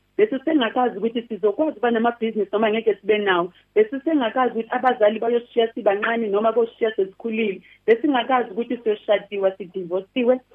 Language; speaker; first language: Zulu; native; Zulu